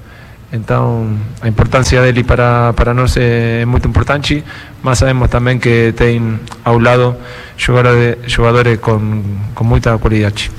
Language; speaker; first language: Portuguese; non-native, fluent; Spanish